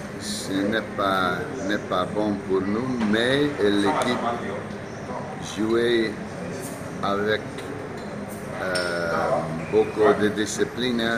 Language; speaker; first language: French; non-native, learner; English